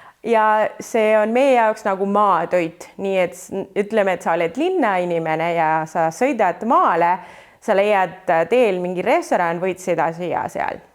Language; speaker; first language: Estonian; non-native, fluent; Spanish